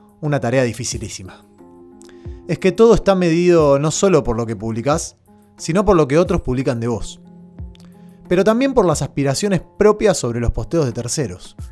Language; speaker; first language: Spanish; native; Spanish